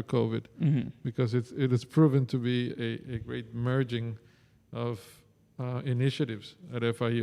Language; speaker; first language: English; non-native, fluent; Spanish